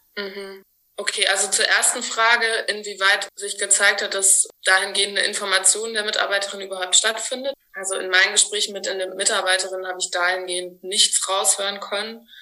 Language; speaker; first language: German; native; German